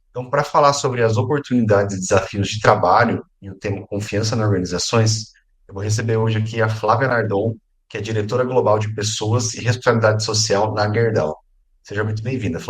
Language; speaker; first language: Portuguese; native; Portuguese